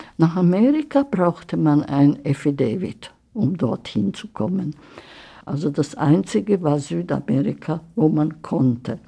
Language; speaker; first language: German; early bilingual, heritage; German